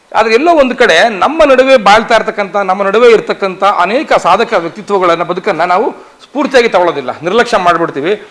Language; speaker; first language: Kannada; native; Kannada